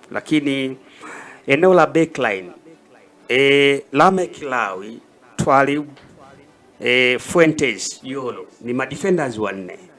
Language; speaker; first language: Swahili; native; Swahili